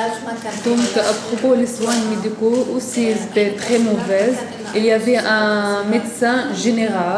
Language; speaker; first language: French; non-native, learner; Arabic